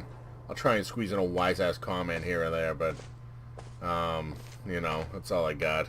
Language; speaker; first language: English; native; English